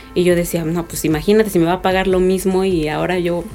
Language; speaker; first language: Spanish; native; Spanish